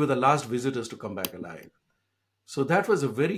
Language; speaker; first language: English; non-native, local second language; Hindi